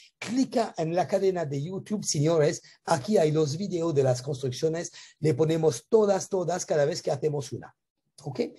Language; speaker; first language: Spanish; non-native, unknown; French